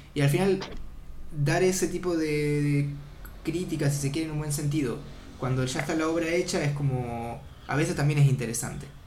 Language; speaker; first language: Spanish; native; Spanish